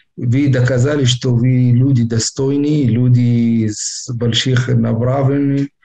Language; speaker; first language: Russian; non-native, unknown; Arabic